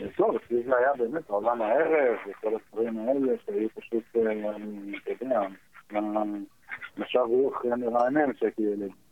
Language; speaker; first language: Hebrew; early bilingual, heritage; Hebrew